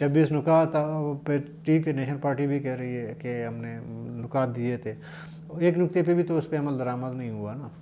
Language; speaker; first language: Urdu; non-native, local second language; Baluchi